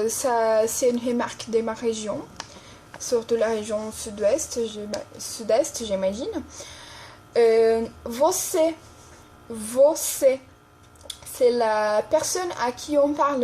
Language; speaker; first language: French; non-native, fluent; Portuguese